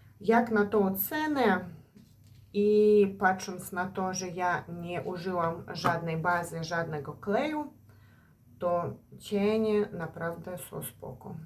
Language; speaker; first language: Polish; non-native, fluent; Ukrainian